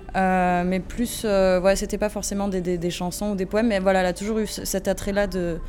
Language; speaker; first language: French; native; French